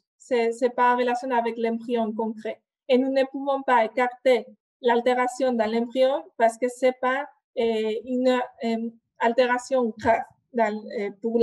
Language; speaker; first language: French; non-native, fluent; Spanish